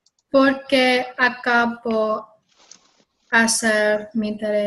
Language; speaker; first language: Spanish; non-native, learner; English